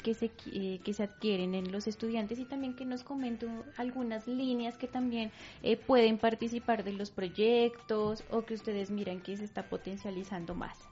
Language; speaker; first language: Spanish; native; Spanish